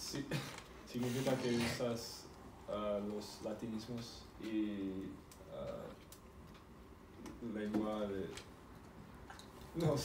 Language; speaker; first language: Spanish; non-native, learner; English